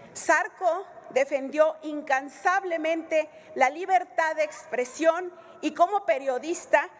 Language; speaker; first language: Spanish; native; Spanish